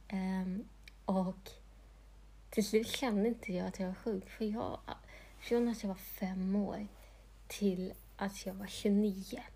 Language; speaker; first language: Swedish; non-native, local second language; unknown